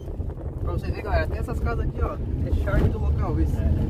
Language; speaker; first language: Portuguese; native; Portuguese